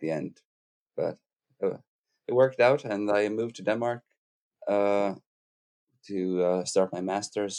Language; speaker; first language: English; non-native, fluent; Icelandic